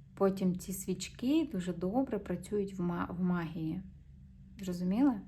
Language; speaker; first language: Ukrainian; non-native, local second language; Russian